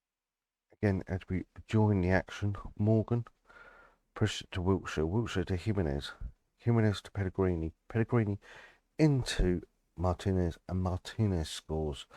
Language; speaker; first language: English; native; English